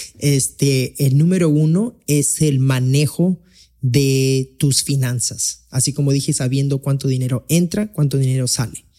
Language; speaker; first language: Spanish; early bilingual, heritage; Spanish